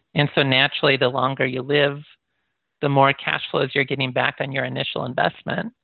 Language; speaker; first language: English; native; English